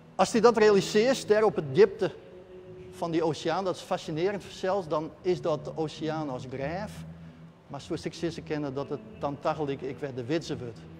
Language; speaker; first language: Dutch; non-native, local second language; Western Frisian